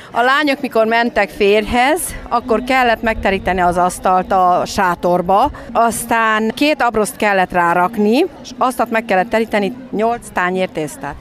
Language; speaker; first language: Hungarian; native; Hungarian